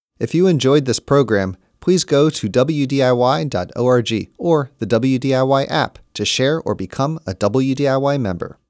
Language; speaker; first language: English; native; English